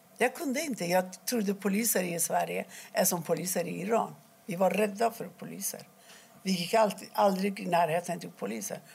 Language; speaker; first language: Swedish; non-native, fluent; Persian